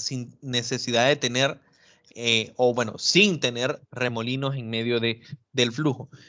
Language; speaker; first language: Spanish; native; Spanish